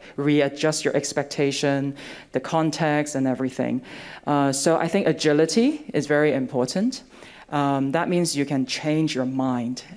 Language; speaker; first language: English; non-native, local second language; Cantonese